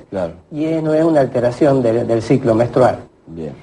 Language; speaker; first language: Spanish; native; Spanish